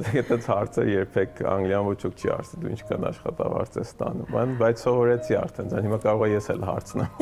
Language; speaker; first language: Armenian; early bilingual, heritage; Armenian